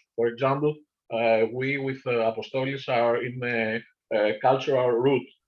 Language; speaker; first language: English; non-native, fluent; Greek